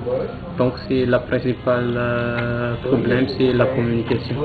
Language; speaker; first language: French; non-native, local second language; Malagasy